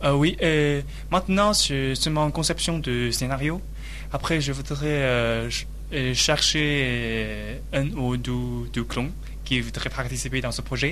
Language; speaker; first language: French; non-native, learner; Chinese